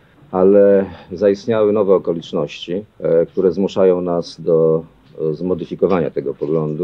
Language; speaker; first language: Polish; native; Polish